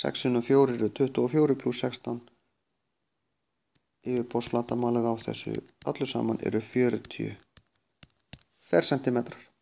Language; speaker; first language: Icelandic; native; Icelandic